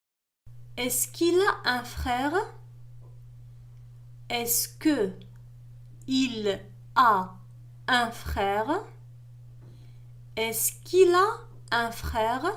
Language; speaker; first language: French; non-native, local second language; Arabic